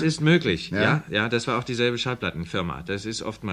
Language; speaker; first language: German; native; German